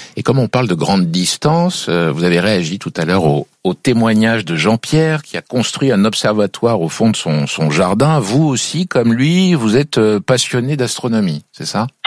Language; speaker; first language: French; native; French